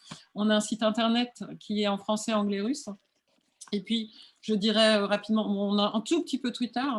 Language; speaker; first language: French; native; French